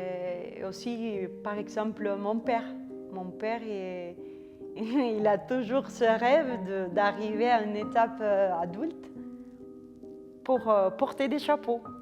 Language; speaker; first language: French; non-native, fluent; Spanish